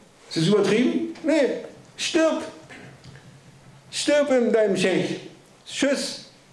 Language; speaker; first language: German; native; German